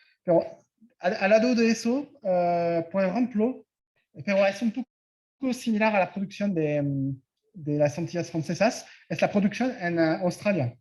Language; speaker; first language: Spanish; non-native, fluent; French